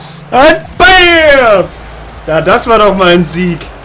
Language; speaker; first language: German; native; German